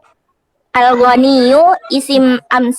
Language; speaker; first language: Arabic; non-native, learner; Indonesian